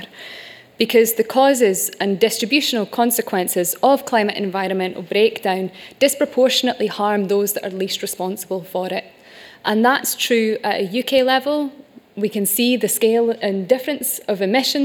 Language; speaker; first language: English; native; English